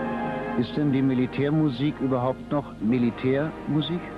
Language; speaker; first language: German; native; German